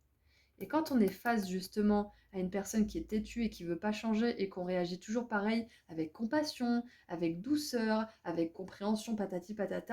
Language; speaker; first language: French; native; French